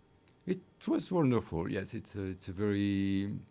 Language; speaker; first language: English; non-native, learner; French